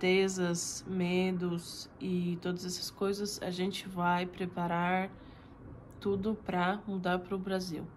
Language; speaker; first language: Portuguese; non-native, fluent; Russian